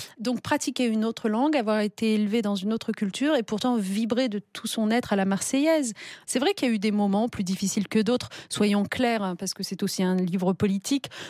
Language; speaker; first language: French; early bilingual, other home language; Riffian